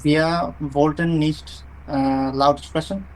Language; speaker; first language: German; non-native, learner; Bangla